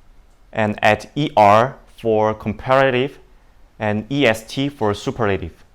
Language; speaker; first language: English; non-native, learner; Indonesian